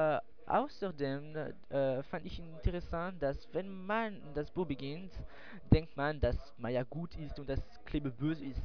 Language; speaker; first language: German; non-native, learner; French